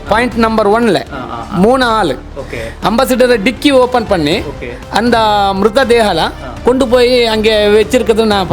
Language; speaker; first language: Tamil; non-native, learner; Kannada